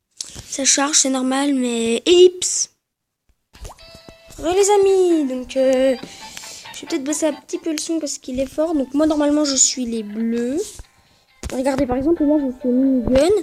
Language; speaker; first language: French; native; French